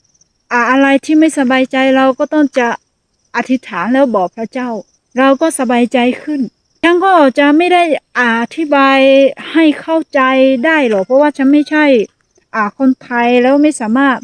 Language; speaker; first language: Thai; non-native, fluent; Akha